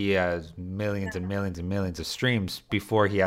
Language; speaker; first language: English; early bilingual, other home language; Spanish